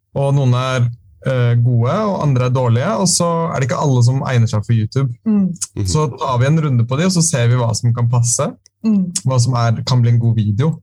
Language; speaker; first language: Norwegian; native; Norwegian